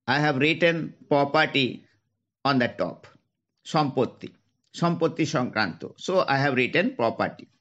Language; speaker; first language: English; non-native, local second language; Bangla